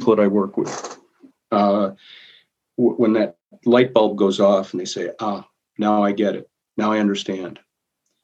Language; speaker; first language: English; native; English